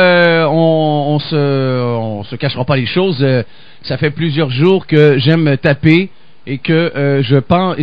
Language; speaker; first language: French; native; French